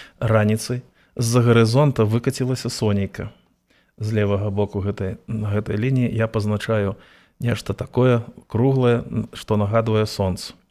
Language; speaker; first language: Belarusian; native; Belarusian